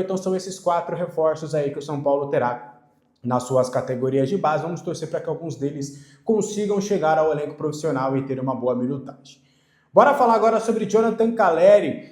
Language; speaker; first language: Portuguese; native; Portuguese